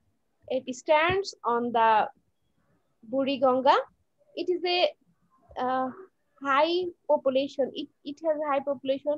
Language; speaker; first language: English; non-native, learner; Bangla